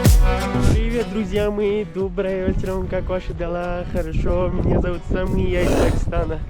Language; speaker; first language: Russian; non-native, learner; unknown